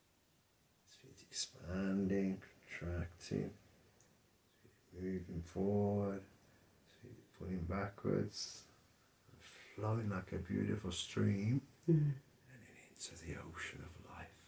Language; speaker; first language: English; native; English